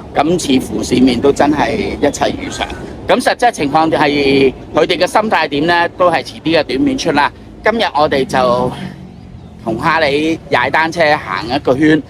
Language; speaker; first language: Cantonese; native; Cantonese